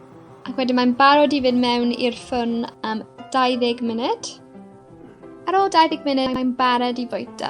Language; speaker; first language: Welsh; non-native, local second language; English